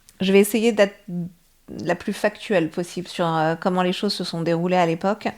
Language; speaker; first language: French; early bilingual, other home language; Persian